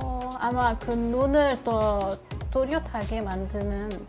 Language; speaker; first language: Korean; non-native, learner; Arabic